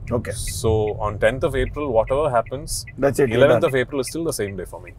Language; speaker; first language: English; non-native, local second language; Malayalam